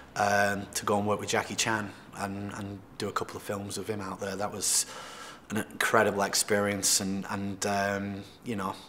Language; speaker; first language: English; native; English